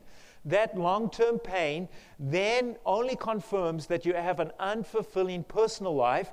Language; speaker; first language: English; native; English